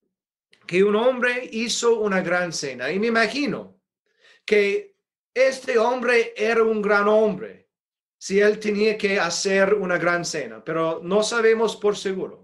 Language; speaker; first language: Spanish; non-native, fluent; English